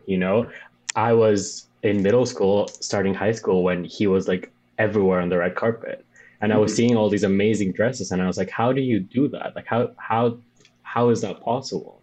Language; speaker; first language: English; non-native, fluent; Spanish